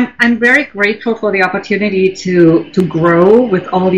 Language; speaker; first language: English; non-native, fluent; German